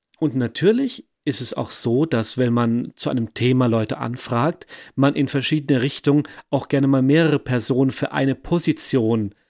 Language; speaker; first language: German; native; German